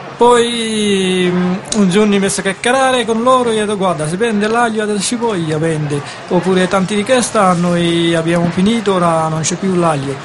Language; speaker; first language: Italian; non-native, learner; Bangla